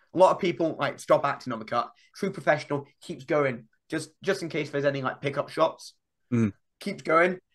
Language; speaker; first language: English; native; English